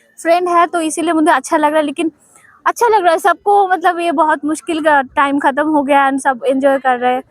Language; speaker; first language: Hindi; non-native, local second language; Bangla